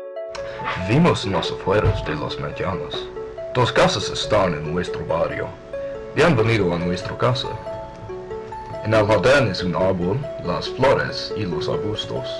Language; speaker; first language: Spanish; non-native, learner; English